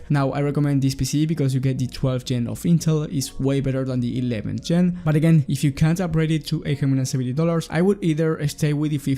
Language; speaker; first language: English; non-native, fluent; Spanish